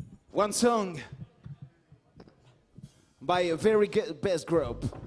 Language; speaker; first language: English; non-native, learner; French